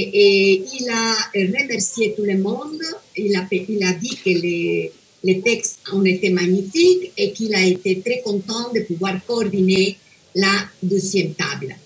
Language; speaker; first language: French; non-native, fluent; Spanish